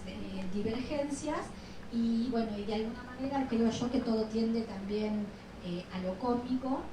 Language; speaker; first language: Spanish; native; Spanish